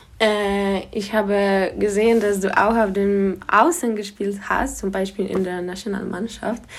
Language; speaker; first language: German; non-native, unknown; Polish